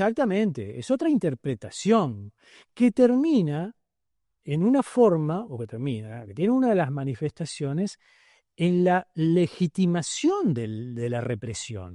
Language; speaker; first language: Spanish; native; Spanish